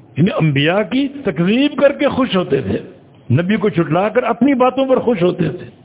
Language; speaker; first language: Urdu; native; Urdu